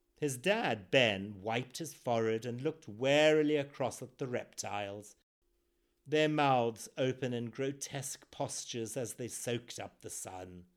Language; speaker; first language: English; native; English